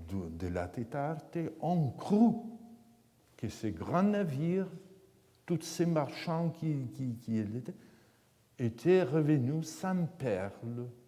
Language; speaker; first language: French; non-native, fluent; Italian